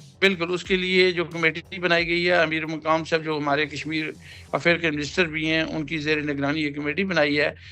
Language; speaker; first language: Urdu; non-native, local second language; Punjabi